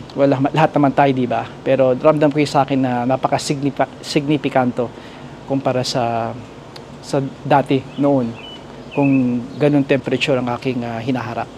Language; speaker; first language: Filipino; native; Filipino